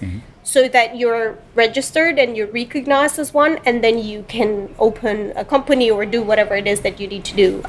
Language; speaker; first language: English; non-native, fluent; Romanian